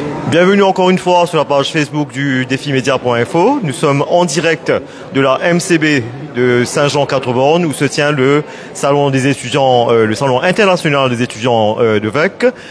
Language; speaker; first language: French; non-native, local second language; Morisyen